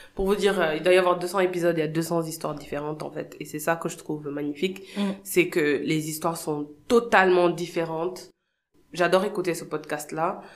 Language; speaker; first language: French; non-native, local second language; Wolof